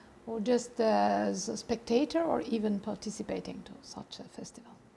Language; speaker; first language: English; non-native, fluent; Romanian